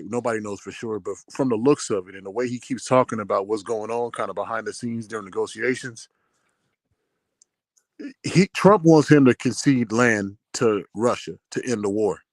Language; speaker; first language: English; native; English